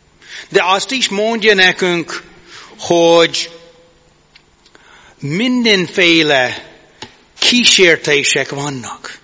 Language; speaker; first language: Hungarian; non-native, fluent; English